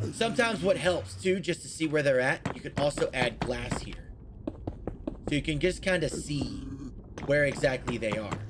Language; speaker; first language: English; native; English